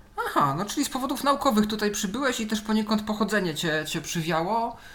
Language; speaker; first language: Polish; native; Polish